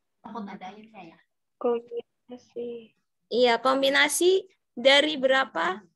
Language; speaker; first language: Indonesian; native; Indonesian